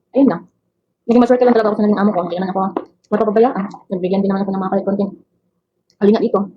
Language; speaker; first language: Filipino; non-native, local second language; Cebuano